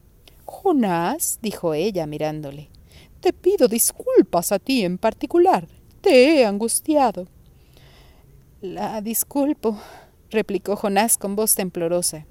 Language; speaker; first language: Spanish; native; Spanish